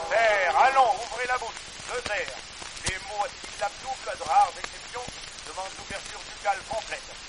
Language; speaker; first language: French; native; French